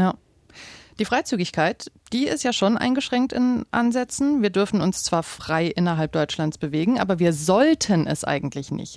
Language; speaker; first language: German; native; German